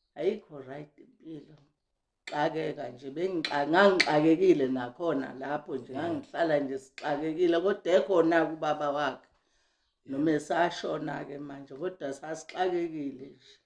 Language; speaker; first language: Zulu; native; Zulu